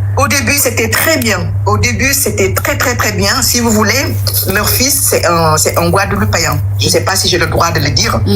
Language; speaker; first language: French; non-native, local second language; Wolof